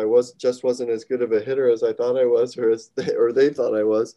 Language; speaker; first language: English; native; English